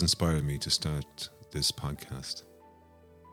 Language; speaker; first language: English; native; English